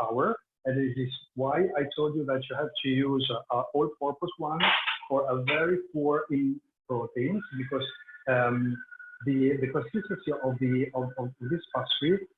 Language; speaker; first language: English; non-native, fluent; Italian